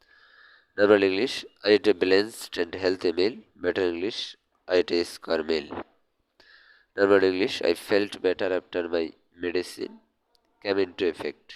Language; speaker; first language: English; non-native, learner; Bangla